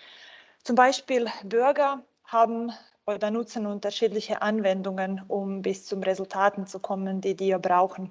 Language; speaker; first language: German; non-native, fluent; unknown